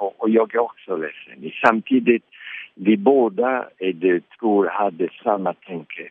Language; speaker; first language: Swedish; early bilingual, heritage; Swedish